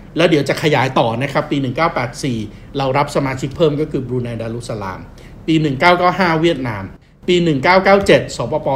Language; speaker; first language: Thai; native; Thai